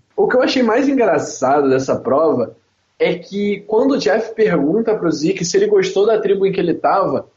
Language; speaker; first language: Portuguese; native; Portuguese